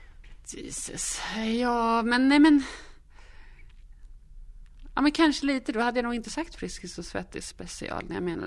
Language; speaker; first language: Swedish; native; Swedish